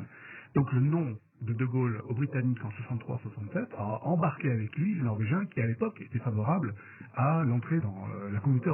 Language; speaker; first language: French; native; French